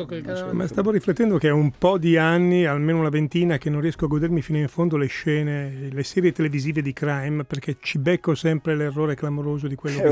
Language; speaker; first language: Italian; native; Italian